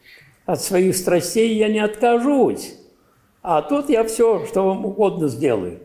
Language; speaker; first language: Russian; native; Russian